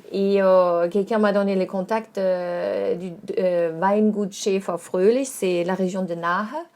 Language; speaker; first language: French; non-native, fluent; German